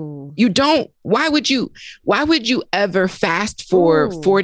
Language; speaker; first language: English; native; English